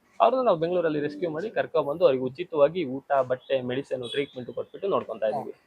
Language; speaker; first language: Kannada; native; Kannada